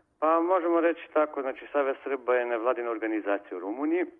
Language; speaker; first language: Serbian; native; Serbian